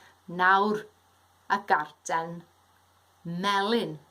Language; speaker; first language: Welsh; native; Welsh